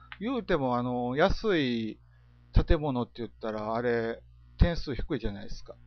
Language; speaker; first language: Japanese; native; Japanese